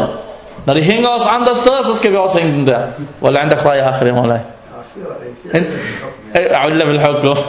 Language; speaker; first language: Danish; non-native, fluent; Arabic